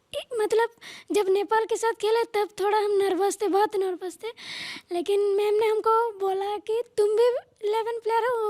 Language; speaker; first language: Hindi; non-native, local second language; Telugu